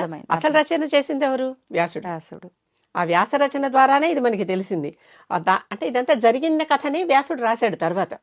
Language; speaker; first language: Telugu; native; Telugu